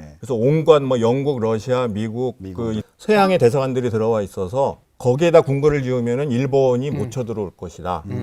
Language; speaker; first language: Korean; native; Korean